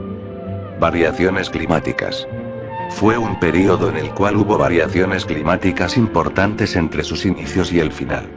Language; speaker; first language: Spanish; native; Spanish